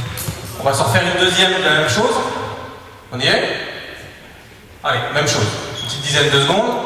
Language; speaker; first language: French; native; French